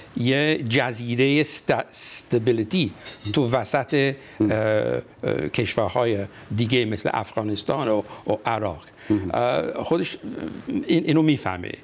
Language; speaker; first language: Persian; non-native, fluent; English